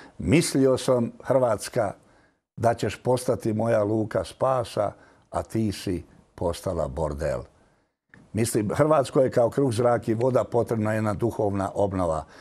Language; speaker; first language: Croatian; native; Croatian